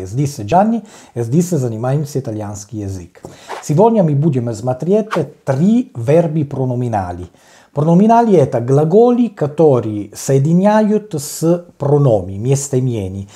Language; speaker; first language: Russian; non-native, learner; Italian